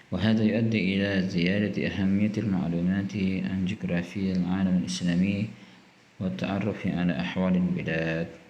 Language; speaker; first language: Arabic; non-native, fluent; Indonesian